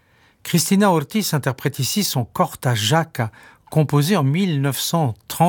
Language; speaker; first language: French; native; French